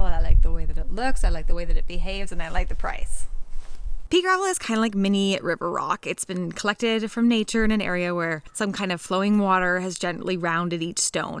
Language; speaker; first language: English; native; English